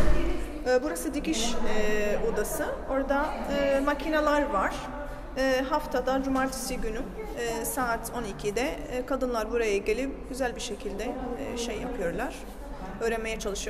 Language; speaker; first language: Turkish; non-native, local second language; Arabic